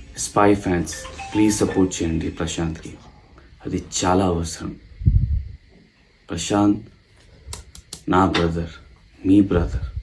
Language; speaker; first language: Telugu; non-native, local second language; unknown